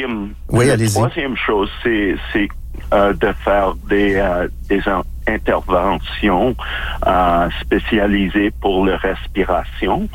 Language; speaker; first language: French; non-native, local second language; English